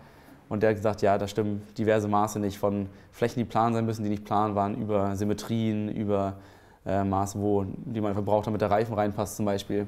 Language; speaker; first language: German; native; German